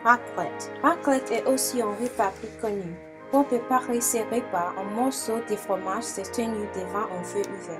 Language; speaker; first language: French; non-native, learner; English